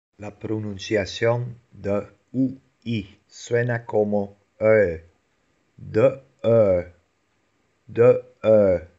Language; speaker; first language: Spanish; non-native, fluent; Dutch